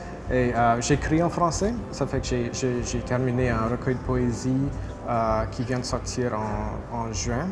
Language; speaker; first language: French; non-native, local second language; English